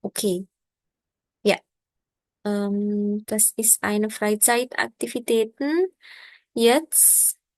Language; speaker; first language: German; non-native, learner; Indonesian